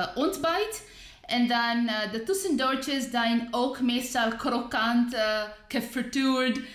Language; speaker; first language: Dutch; non-native, fluent; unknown